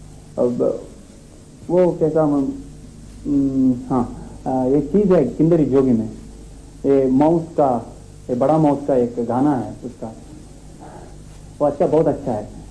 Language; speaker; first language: Hindi; non-native, local second language; Kannada